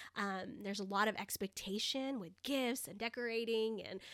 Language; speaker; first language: English; early bilingual, other home language; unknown